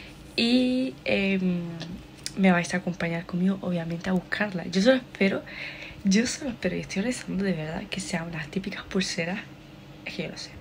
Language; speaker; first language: Spanish; native; Spanish